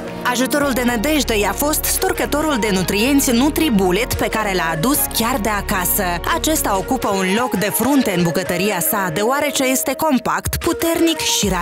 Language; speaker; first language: Romanian; native; Romanian